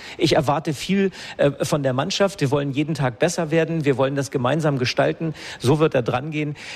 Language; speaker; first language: German; native; German